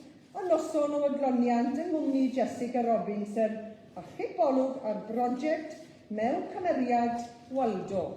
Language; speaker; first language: Welsh; native; Welsh